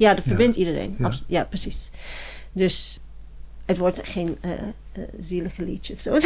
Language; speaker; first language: Dutch; non-native, fluent; English